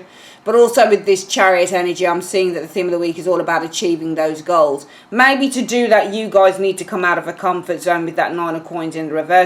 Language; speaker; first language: English; native; English